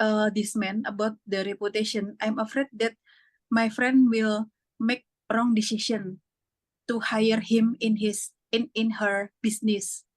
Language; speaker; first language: English; non-native, fluent; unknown